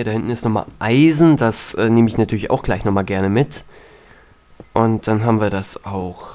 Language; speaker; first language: German; native; German